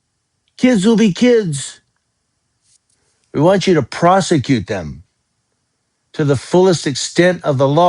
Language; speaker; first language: English; native; English